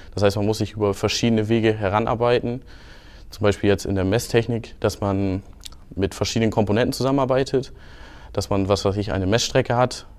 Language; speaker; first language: German; native; German